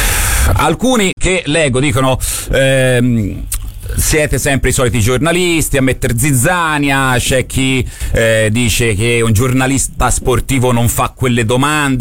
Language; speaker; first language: Italian; native; Italian